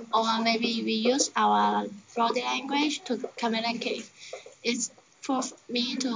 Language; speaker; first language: English; non-native, learner; Chinese